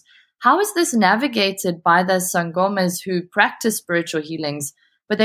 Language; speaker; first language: English; native; English